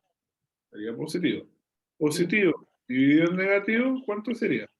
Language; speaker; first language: Spanish; native; Spanish